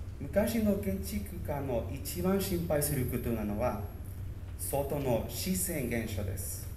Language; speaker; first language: Japanese; non-native, learner; Spanish